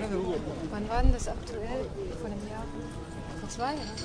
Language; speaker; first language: German; native; German